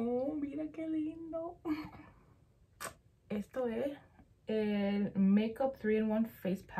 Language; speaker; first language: Spanish; early bilingual, heritage; Spanish